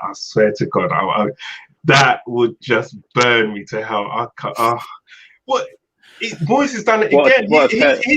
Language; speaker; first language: English; native; English